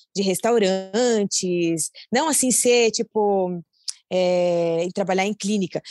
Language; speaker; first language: Portuguese; native; Portuguese